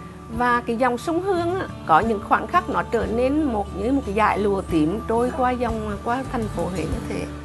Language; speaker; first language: Vietnamese; native; Vietnamese